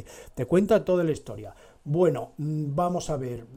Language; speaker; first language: Spanish; native; Spanish